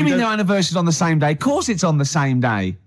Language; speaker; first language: English; native; English